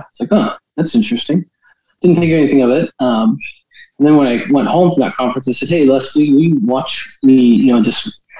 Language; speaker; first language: English; native; English